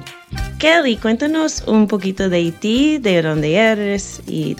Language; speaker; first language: Spanish; non-native, fluent; English